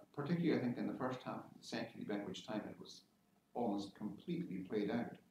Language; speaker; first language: English; native; English